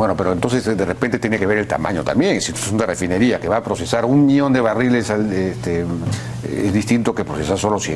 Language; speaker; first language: Spanish; native; Spanish